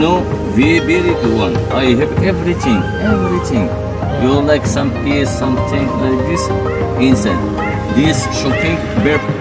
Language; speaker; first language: English; non-native, learner; Arabic